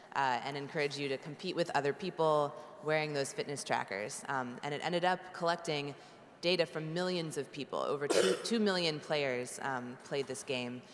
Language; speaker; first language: English; native; English